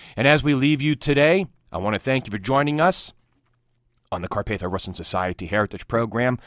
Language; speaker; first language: English; native; English